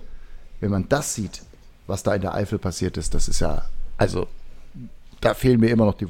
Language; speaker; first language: German; native; German